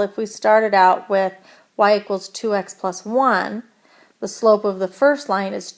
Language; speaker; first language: English; native; English